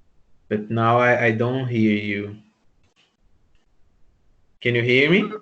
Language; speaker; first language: English; non-native, learner; Portuguese